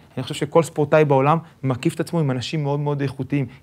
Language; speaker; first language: Hebrew; early bilingual, other home language; Spanish